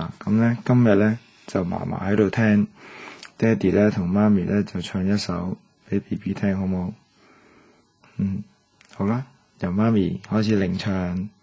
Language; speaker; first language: Cantonese; native; Cantonese